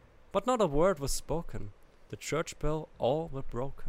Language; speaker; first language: English; non-native, fluent; German